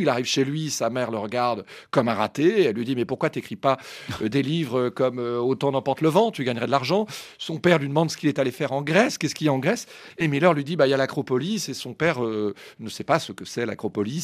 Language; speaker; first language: French; native; French